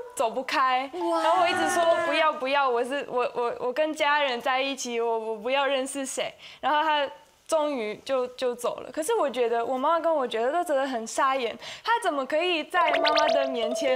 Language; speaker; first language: Chinese; non-native, fluent; Italian